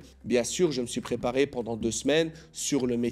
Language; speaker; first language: French; native; French